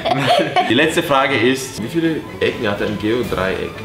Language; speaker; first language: German; native; German